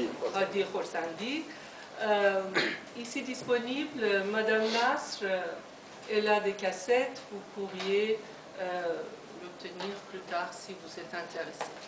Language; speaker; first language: French; non-native, fluent; Persian